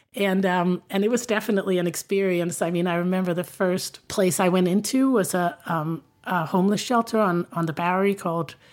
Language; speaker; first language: English; non-native, fluent; Danish